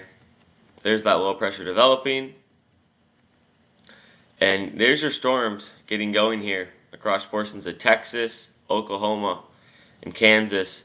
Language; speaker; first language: English; native; English